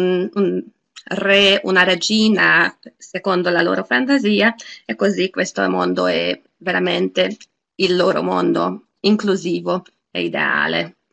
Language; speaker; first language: Italian; non-native, fluent; Hungarian